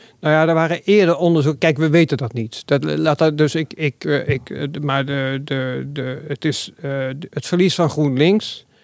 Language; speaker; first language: Dutch; native; Dutch